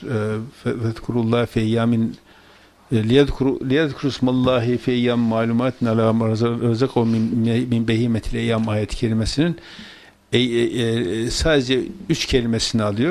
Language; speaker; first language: Turkish; native; Turkish